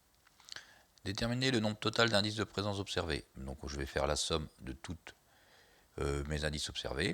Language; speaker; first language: French; native; French